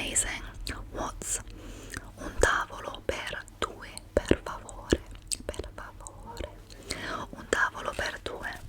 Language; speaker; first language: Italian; early bilingual, heritage; English